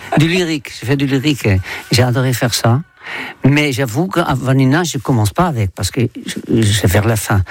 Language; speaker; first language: French; non-native, fluent; Dutch